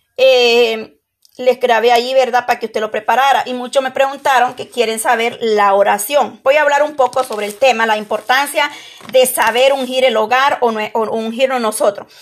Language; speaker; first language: Spanish; native; Spanish